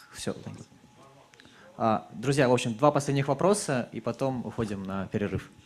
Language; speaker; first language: Russian; native; Russian